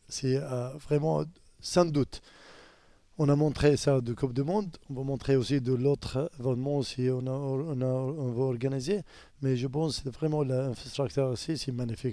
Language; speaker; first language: French; non-native, learner; Arabic